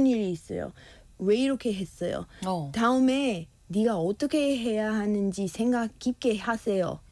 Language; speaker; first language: Korean; non-native, learner; English